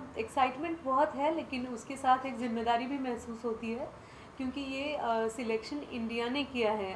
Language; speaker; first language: Hindi; non-native, local second language; Marathi